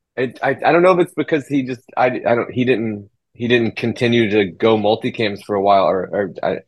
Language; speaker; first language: English; native; English